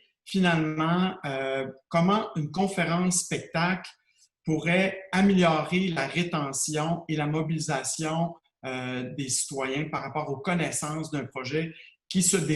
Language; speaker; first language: French; native; French